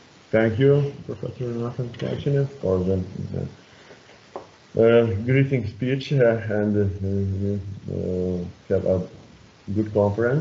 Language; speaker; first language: English; non-native, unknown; Lithuanian